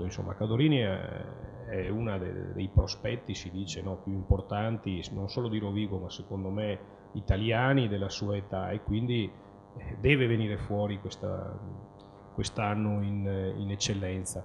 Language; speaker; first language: Italian; native; Italian